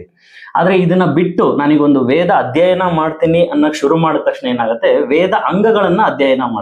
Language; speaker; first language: Kannada; native; Kannada